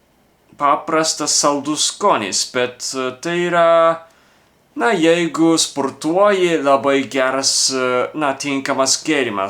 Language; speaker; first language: Lithuanian; non-native, fluent; Japanese